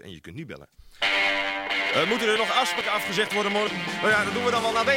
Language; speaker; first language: Dutch; native; Dutch